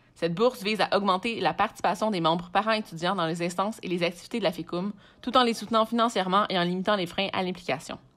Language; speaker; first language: French; native; French